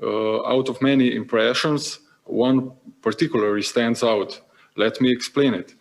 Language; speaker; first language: English; non-native, fluent; Slovenian